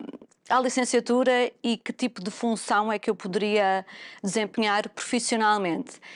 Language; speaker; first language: Portuguese; native; Portuguese